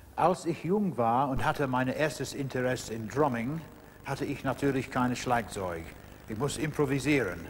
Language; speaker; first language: German; non-native, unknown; English